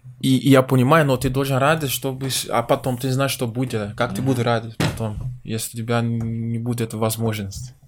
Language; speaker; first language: Russian; non-native, learner; Portuguese